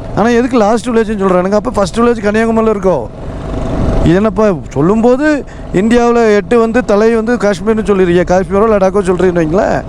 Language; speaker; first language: Tamil; native; Tamil